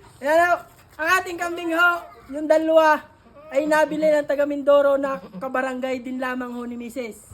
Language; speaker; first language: Filipino; native; Filipino